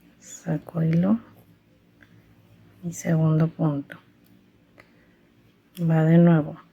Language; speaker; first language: Spanish; native; Spanish